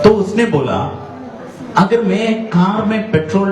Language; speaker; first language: Hindi; non-native, fluent; Bangla